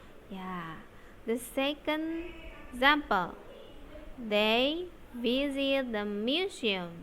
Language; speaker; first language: English; non-native, learner; Indonesian